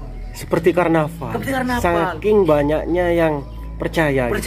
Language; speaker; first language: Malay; non-native, local second language; Javanese